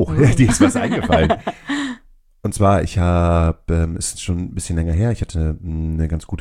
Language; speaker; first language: German; native; German